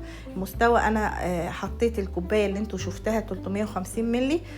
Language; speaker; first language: Arabic; native; Arabic